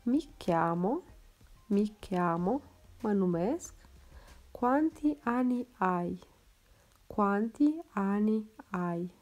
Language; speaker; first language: Italian; non-native, fluent; Romanian